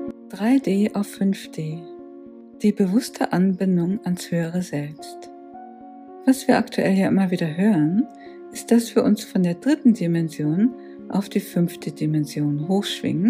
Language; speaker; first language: German; native; German